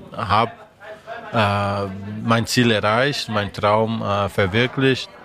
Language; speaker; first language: German; non-native, fluent; Portuguese